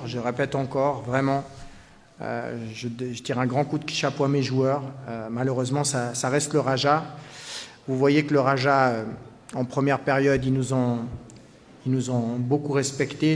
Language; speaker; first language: French; native; French